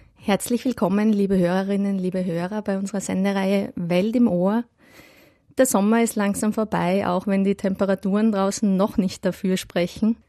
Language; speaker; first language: German; native; German